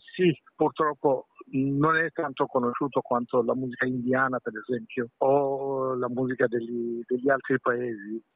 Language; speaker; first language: Italian; non-native, fluent; Persian